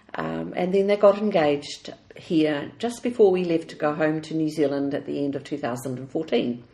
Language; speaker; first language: English; native; English